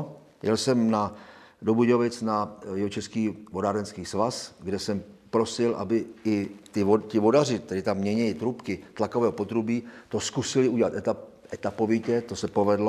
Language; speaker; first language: Czech; native; Czech